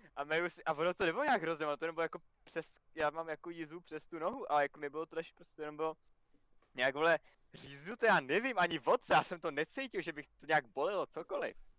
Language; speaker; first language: Czech; native; Czech